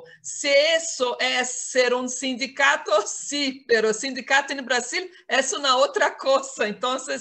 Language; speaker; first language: Spanish; non-native, fluent; Portuguese